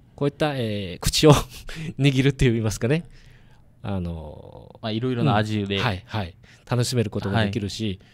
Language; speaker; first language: Japanese; native; Japanese